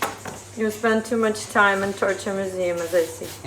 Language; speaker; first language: English; non-native, fluent; Russian